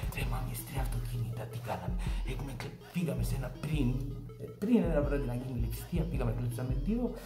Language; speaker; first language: Greek; non-native, fluent; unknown